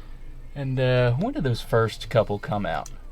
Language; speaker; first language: English; native; English